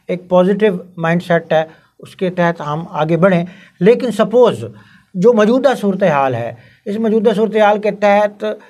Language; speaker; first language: Urdu; non-native, local second language; Punjabi